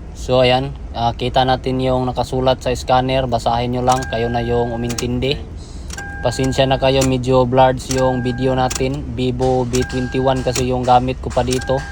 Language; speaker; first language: Filipino; non-native, local second language; Cebuano